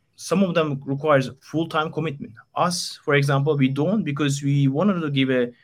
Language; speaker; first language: English; non-native, fluent; Turkish